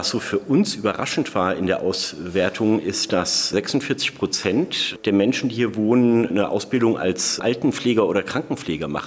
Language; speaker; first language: German; native; German